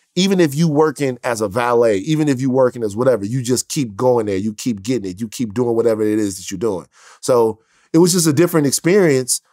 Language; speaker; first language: English; native; English